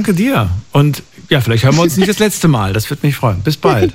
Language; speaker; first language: German; native; German